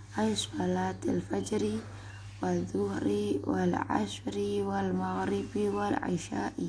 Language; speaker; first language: Arabic; non-native, learner; Indonesian